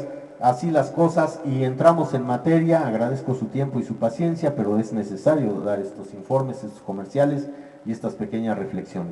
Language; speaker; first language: Spanish; native; Spanish